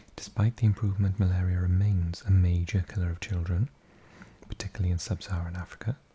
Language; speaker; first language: English; native; English